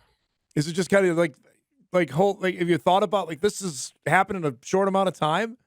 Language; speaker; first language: English; native; English